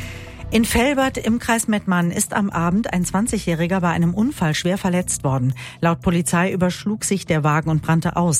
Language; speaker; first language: German; native; German